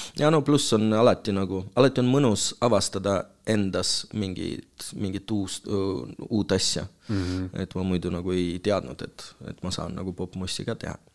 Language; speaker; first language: Estonian; non-native, local second language; Russian